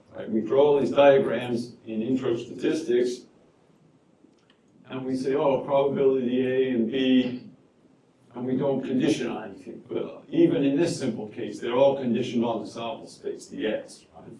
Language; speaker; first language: English; native; English